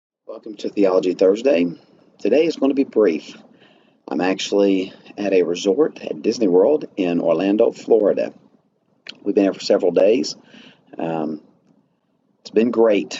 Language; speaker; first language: English; native; English